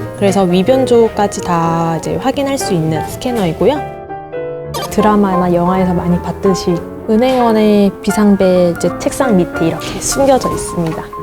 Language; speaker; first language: Korean; native; Korean